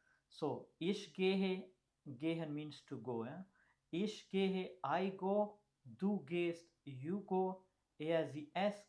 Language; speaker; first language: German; non-native, fluent; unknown